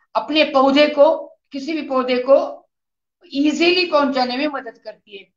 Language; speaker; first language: Hindi; non-native, local second language; Marathi